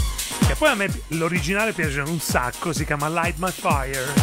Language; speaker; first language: Italian; native; Italian